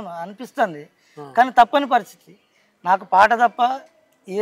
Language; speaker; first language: Telugu; native; Telugu